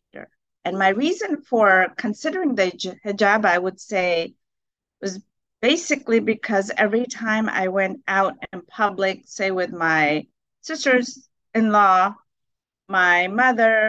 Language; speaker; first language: English; native; English